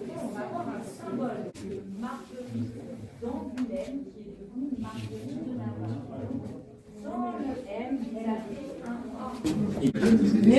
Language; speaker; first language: French; native; French